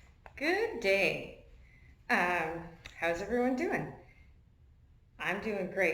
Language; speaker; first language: English; native; English